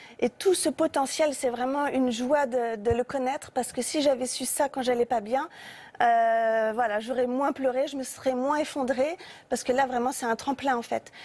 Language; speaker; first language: French; native; French